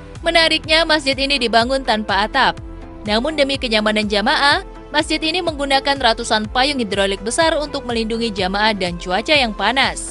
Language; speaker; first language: Indonesian; native; Indonesian